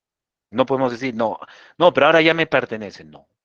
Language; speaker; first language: Spanish; native; Spanish